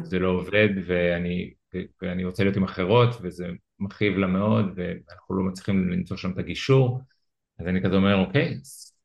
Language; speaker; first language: Hebrew; early bilingual, other home language; Russian